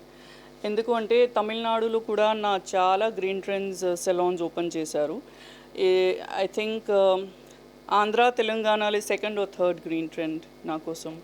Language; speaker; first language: Telugu; non-native, learner; Gujarati